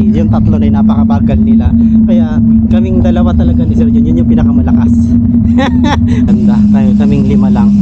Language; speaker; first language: Filipino; native; Filipino